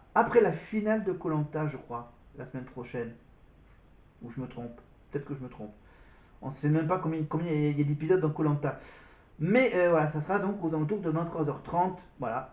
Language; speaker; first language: French; native; French